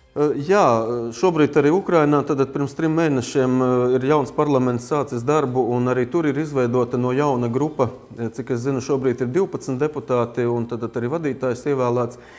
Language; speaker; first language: Latvian; native; Latvian